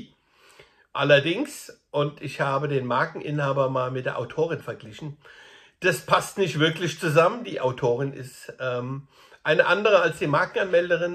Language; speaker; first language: German; native; German